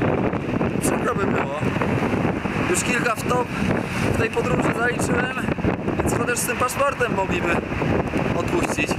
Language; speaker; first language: Polish; native; Polish